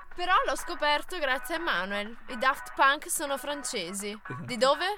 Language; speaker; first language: Italian; native; Italian